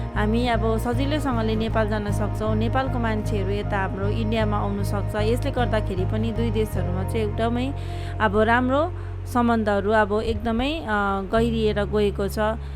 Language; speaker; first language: Nepali; native; Nepali